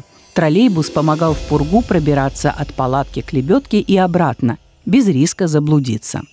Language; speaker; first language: Russian; native; Russian